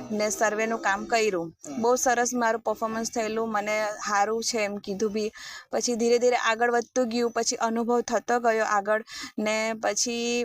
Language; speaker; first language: Gujarati; native; Gujarati